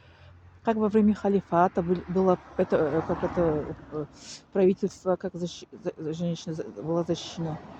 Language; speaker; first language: Russian; non-native, learner; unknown